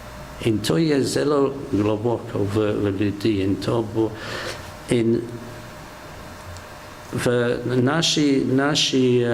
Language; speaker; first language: Slovenian; non-native, learner; English